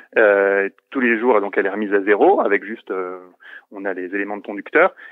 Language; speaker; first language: French; native; French